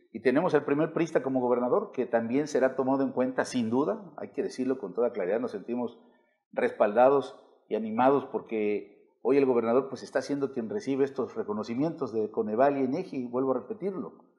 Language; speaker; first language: Spanish; native; Spanish